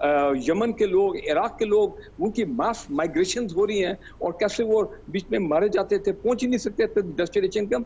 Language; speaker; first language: Urdu; native; Urdu